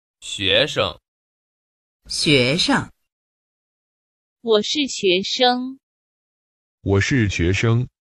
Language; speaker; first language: Chinese; non-native, learner; Urdu